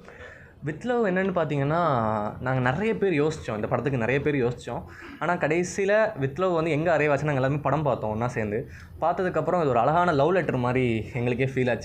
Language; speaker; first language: Tamil; native; Tamil